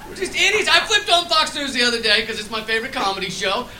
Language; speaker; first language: English; native; English